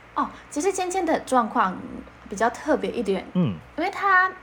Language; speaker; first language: Chinese; non-native, fluent; Polish